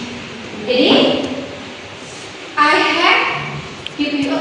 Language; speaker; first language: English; non-native, learner; Indonesian